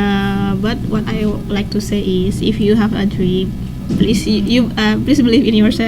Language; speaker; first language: English; non-native, learner; Indonesian